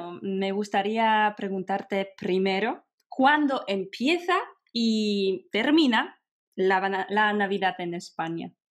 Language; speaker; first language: Spanish; non-native, fluent; Polish